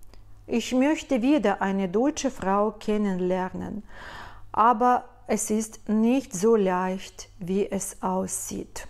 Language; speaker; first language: German; non-native, fluent; Russian